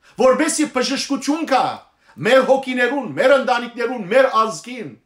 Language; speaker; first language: Armenian; early bilingual, heritage; Armenian